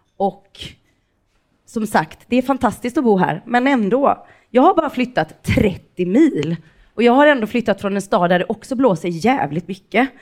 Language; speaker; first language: Swedish; native; Swedish